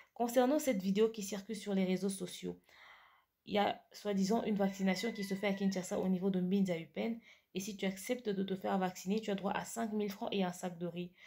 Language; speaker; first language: French; non-native, local second language; Lingala